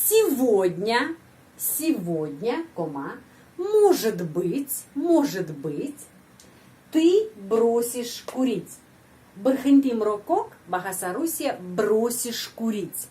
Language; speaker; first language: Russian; non-native, fluent; Indonesian